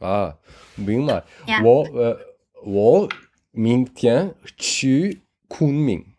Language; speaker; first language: Chinese; non-native, learner; German